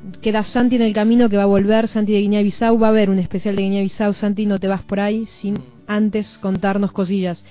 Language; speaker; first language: Spanish; native; Spanish